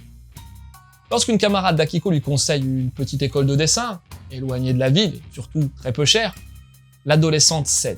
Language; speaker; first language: French; native; French